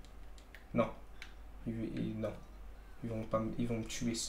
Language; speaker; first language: French; native; French